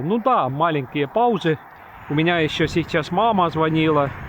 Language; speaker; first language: Russian; non-native, local second language; Estonian